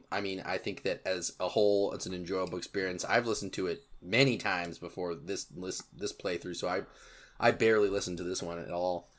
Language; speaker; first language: English; native; English